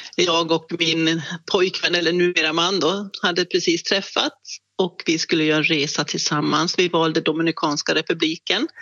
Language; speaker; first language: Swedish; native; Swedish